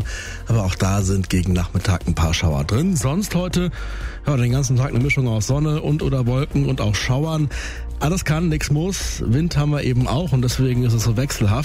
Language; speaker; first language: German; native; German